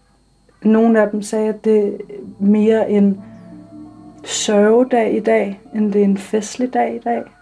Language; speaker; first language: Danish; early bilingual, other home language; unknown